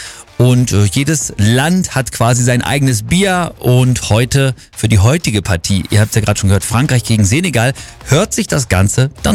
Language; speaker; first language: German; native; German